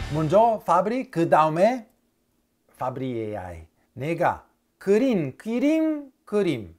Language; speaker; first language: Korean; non-native, learner; Italian